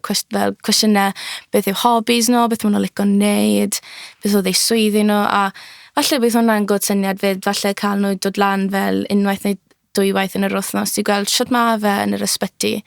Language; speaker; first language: Welsh; native; Welsh